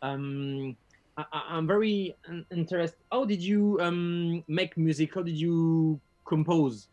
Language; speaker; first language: English; non-native, learner; French